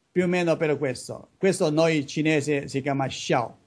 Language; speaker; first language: Italian; non-native, fluent; Chinese